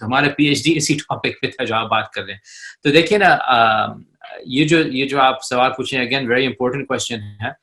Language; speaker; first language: Urdu; early bilingual, heritage; Urdu